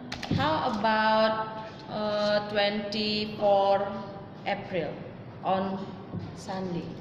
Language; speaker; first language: English; non-native, learner; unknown